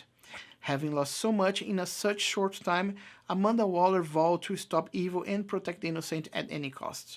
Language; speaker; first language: English; non-native, fluent; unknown